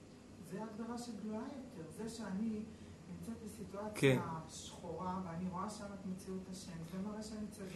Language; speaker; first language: Hebrew; native; Hebrew